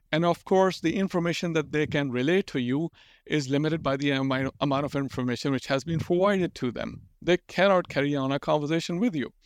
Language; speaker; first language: English; non-native, local second language; Urdu